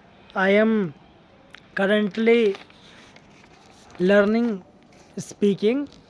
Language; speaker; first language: English; non-native, learner; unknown